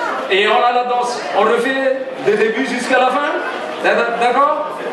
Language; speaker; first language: French; native; French